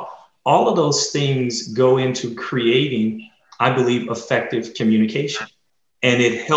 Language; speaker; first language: English; native; English